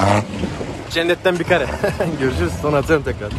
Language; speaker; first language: Turkish; native; Turkish